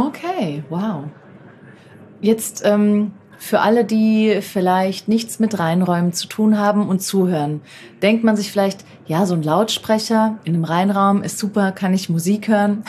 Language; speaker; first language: German; native; German